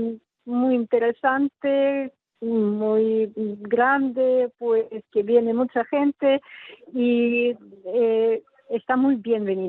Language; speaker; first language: Spanish; non-native, fluent; Russian